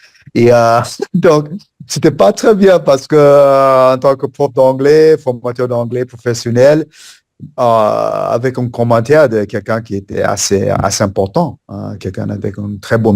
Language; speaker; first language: French; non-native, fluent; English